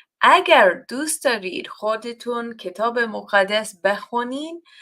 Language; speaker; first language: Persian; non-native, learner; English